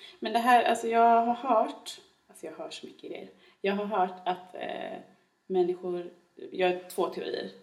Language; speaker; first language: Swedish; native; Swedish